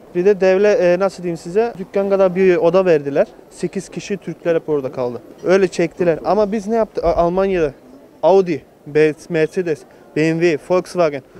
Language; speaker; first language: Turkish; early bilingual, heritage; Turkish